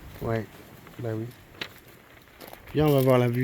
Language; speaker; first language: French; native; French